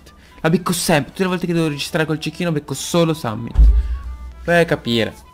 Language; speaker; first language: Italian; native; Italian